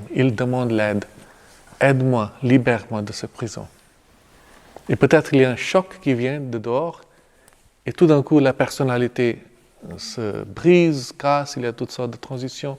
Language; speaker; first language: French; non-native, fluent; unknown